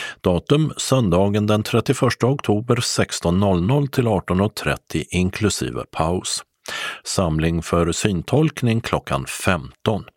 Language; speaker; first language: Swedish; native; Swedish